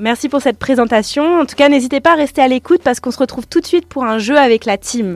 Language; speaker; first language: French; native; French